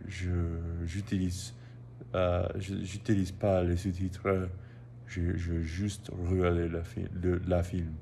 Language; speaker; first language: French; non-native, learner; English